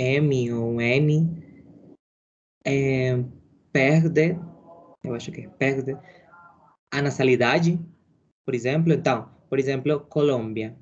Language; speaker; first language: Portuguese; non-native, learner; Spanish